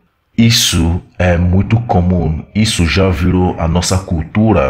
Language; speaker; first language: Portuguese; non-native, fluent; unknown